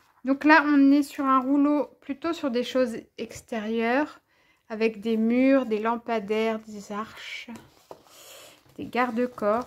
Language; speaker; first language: French; native; French